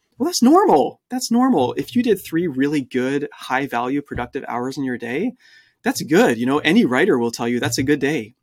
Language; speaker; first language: English; early bilingual, other home language; French